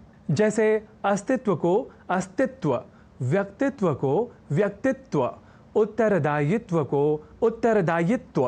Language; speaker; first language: Hindi; native; Hindi